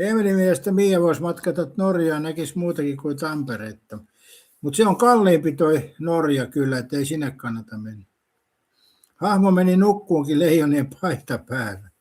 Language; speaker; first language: Finnish; native; Finnish